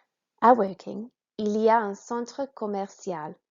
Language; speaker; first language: French; non-native, fluent; English